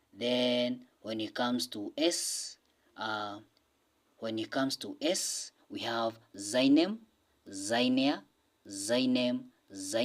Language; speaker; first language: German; non-native, learner; English